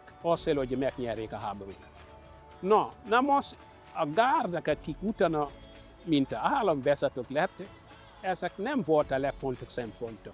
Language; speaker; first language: Hungarian; non-native, fluent; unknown